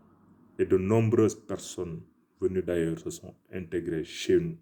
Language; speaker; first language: French; non-native, local second language; Wolof